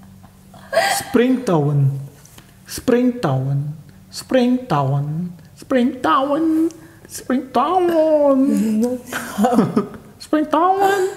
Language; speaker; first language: Dutch; early bilingual, other home language; Turkish